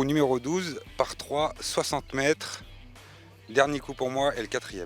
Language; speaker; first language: French; native; French